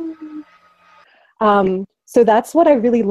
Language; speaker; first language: English; native; English